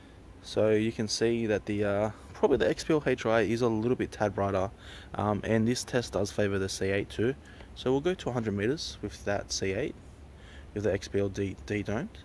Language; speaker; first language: English; native; English